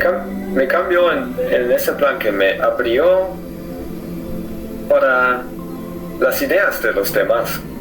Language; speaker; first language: Spanish; non-native, fluent; German